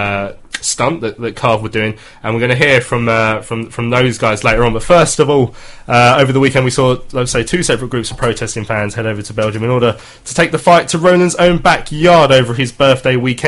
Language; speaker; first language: English; native; English